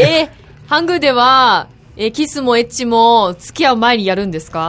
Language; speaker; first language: Korean; non-native, learner; Japanese